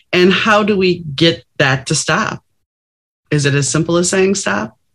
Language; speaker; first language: English; native; English